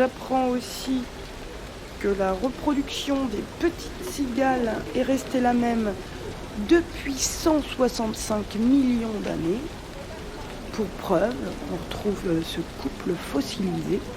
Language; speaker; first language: French; native; French